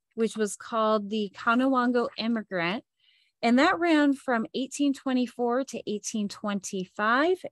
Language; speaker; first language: English; native; English